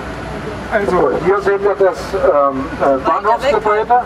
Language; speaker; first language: German; native; German